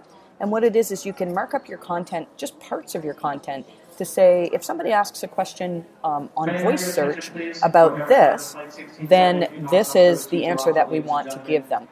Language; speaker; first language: English; native; English